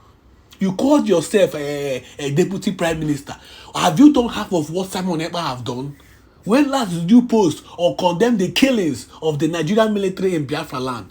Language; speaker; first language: English; non-native, local second language; Igbo